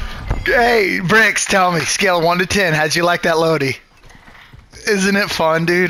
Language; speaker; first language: English; native; English